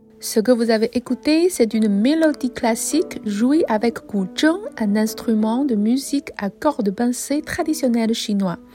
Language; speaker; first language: French; non-native, fluent; Chinese